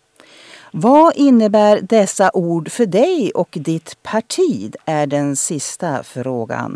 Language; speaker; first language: Swedish; native; Swedish